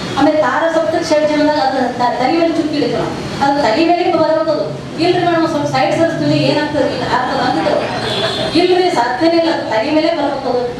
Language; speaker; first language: Kannada; native; Kannada